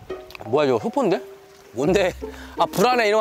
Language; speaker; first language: Korean; native; Korean